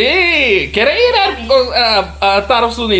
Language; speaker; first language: Spanish; non-native, learner; English